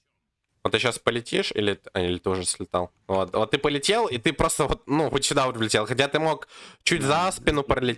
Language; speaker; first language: Russian; native; Russian